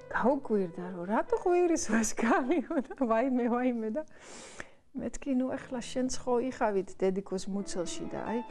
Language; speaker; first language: Georgian; non-native, fluent; Dutch